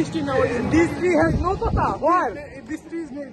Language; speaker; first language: English; non-native, local second language; Bangla